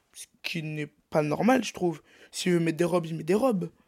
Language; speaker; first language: French; native; French